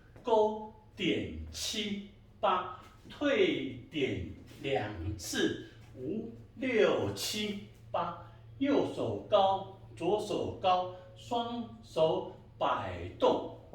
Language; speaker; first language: Chinese; native; Chinese